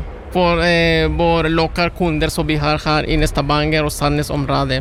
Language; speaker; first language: Norwegian; non-native, learner; Spanish